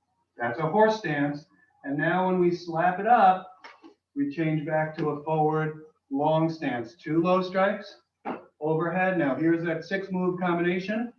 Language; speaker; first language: English; native; English